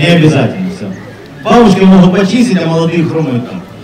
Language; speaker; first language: Russian; native; Russian